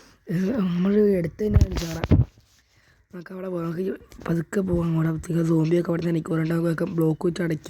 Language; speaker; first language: Malayalam; native; Malayalam